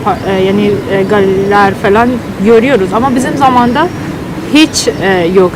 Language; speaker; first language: Turkish; non-native, learner; Persian